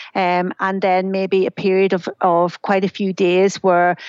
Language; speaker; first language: English; native; English